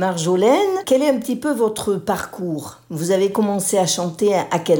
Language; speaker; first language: French; native; French